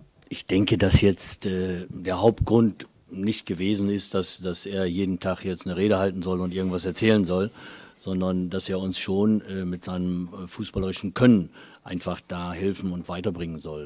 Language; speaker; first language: German; native; German